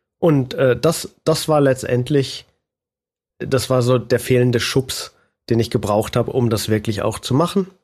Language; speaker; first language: German; native; German